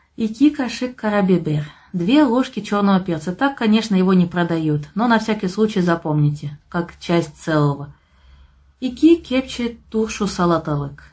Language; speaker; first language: Russian; native; Russian